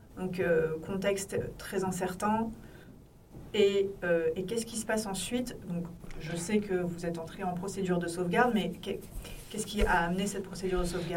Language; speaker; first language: French; native; French